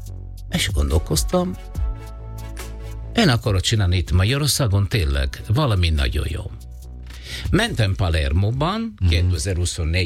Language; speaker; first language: Hungarian; non-native, learner; Italian